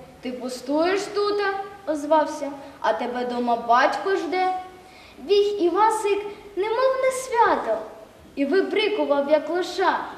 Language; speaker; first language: Ukrainian; native; Ukrainian